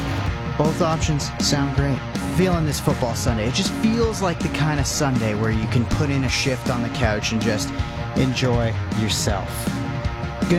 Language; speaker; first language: English; native; English